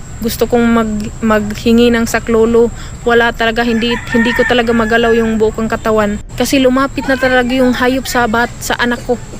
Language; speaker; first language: Filipino; non-native, local second language; Cebuano